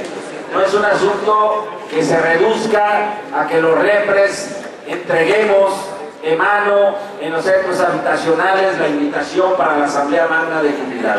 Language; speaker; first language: Spanish; native; Spanish